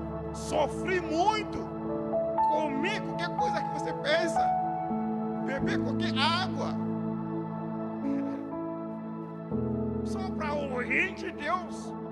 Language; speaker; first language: Portuguese; non-native, learner; Yoruba